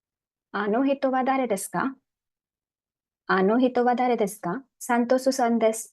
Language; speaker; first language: Japanese; non-native, learner; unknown